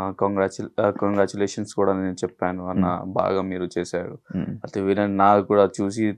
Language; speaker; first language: Telugu; non-native, learner; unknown